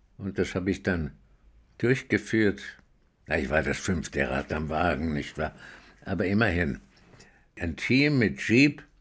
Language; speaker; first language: German; native; German